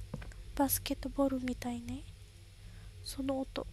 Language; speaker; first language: Japanese; non-native, learner; English